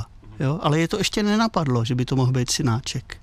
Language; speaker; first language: Czech; native; Czech